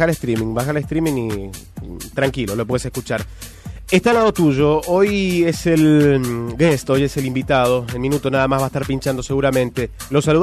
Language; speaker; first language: Spanish; native; Spanish